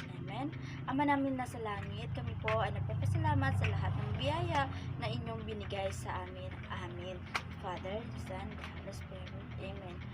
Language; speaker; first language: Filipino; non-native, local second language; Cebuano